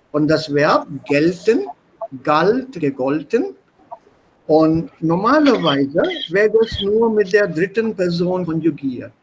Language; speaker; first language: German; non-native, fluent; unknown